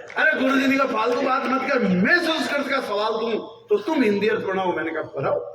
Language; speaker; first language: Hindi; native; Hindi